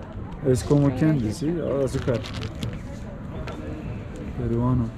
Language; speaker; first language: Spanish; non-native, learner; Turkish